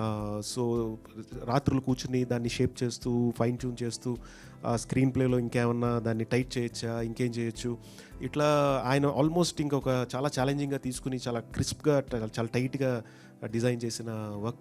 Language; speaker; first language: Telugu; native; Telugu